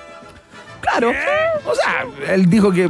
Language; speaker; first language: Spanish; native; Spanish